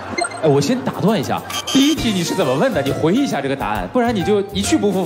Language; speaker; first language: Chinese; native; Chinese